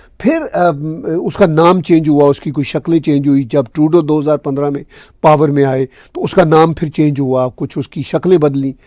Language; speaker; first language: Urdu; native; Urdu